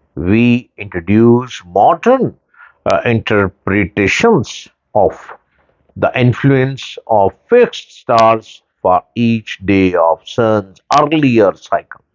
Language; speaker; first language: English; non-native, local second language; Urdu